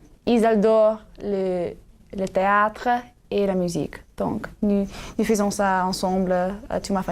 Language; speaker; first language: French; non-native, learner; English